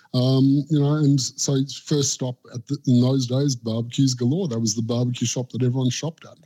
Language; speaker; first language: English; native; English